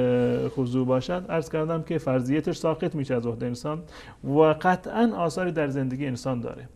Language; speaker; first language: Persian; native; Persian